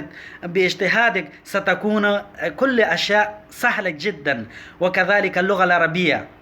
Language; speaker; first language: Arabic; non-native, learner; Pashto